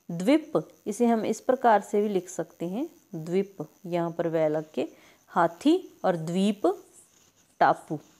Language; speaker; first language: Hindi; native; Hindi